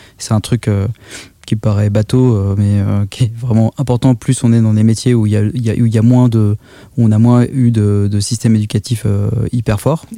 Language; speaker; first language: French; native; French